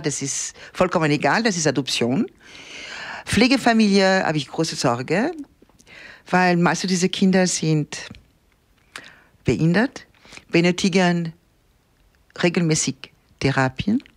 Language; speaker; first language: German; non-native, fluent; Ukrainian